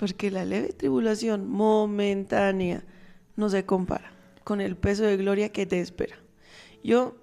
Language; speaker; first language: Spanish; native; Spanish